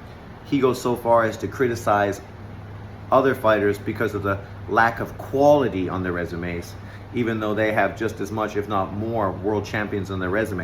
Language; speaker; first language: English; native; English